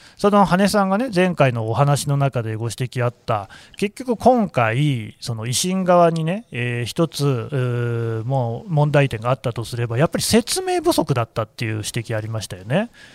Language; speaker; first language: Japanese; native; Japanese